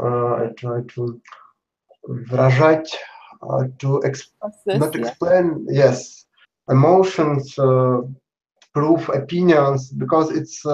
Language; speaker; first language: English; non-native, learner; Russian